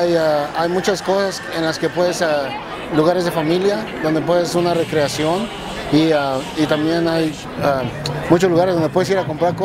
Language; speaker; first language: Spanish; early bilingual, heritage; Spanish